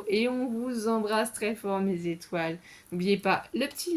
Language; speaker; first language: French; native; French